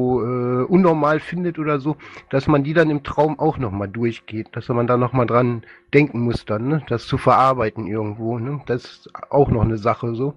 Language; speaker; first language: German; native; German